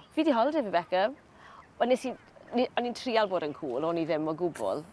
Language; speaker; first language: Welsh; native; Welsh